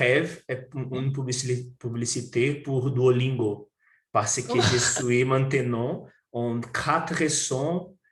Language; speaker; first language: French; non-native, learner; Portuguese